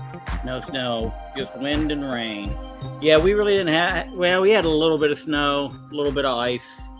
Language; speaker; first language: English; native; English